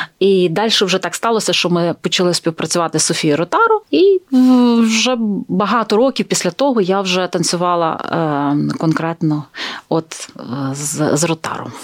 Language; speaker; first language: Ukrainian; native; Ukrainian